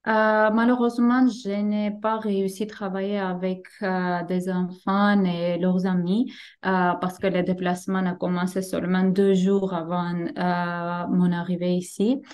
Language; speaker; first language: French; non-native, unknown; Armenian